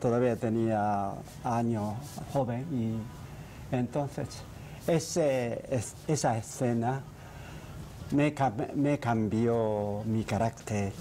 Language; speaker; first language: Spanish; non-native, fluent; Japanese